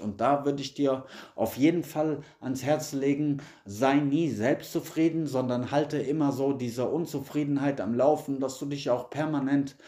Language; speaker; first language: German; native; German